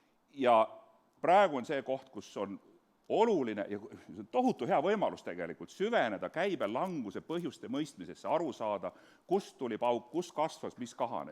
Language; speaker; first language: Estonian; native; Estonian